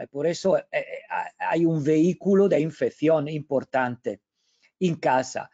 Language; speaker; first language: Spanish; non-native, learner; Italian